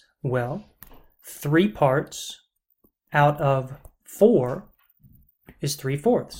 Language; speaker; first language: English; native; English